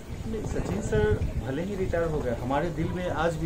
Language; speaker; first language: Hindi; native; Hindi